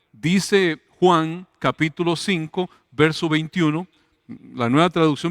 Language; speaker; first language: Spanish; native; Spanish